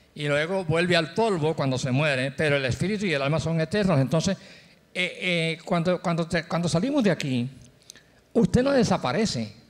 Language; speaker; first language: Spanish; native; Spanish